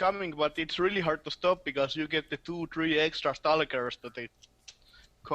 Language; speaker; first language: English; non-native, fluent; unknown